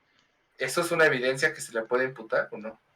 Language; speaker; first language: Spanish; native; Spanish